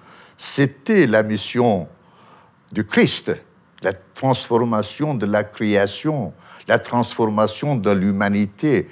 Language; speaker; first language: French; non-native, fluent; Armenian